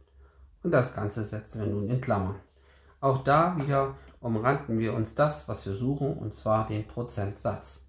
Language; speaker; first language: German; native; German